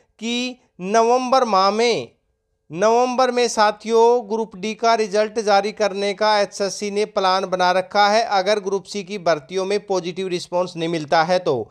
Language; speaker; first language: Hindi; native; Hindi